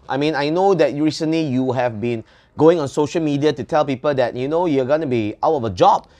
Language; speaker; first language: English; non-native, local second language; Chinese